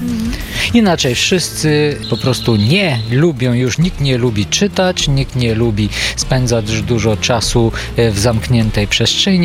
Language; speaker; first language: Polish; non-native, fluent; Bulgarian